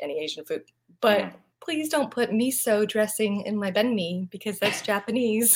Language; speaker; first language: English; non-native, fluent; Vietnamese